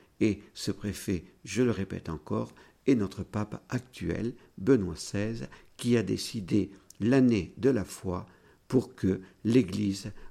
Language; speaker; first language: French; native; French